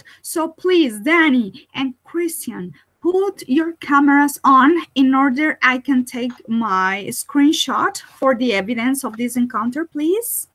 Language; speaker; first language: English; non-native, fluent; Spanish